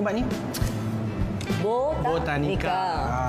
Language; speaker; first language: Malay; native; Malay